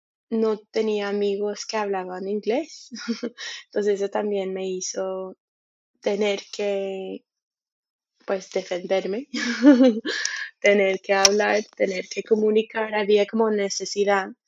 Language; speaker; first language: Spanish; non-native, fluent; English